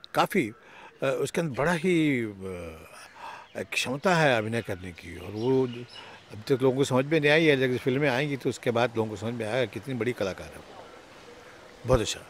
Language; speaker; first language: Hindi; native; Hindi